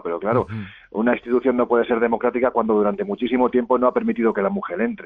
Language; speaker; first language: Spanish; native; Spanish